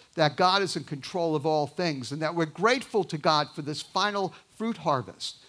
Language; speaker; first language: English; native; English